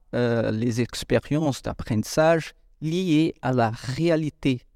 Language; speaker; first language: French; non-native, fluent; Portuguese